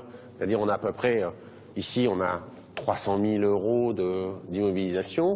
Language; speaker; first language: French; native; French